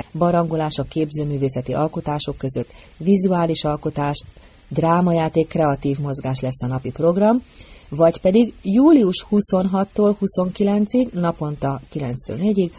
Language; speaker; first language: Hungarian; native; Hungarian